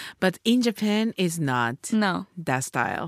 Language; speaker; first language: English; non-native, learner; Japanese